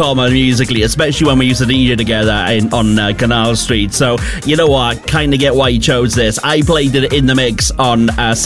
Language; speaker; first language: English; native; English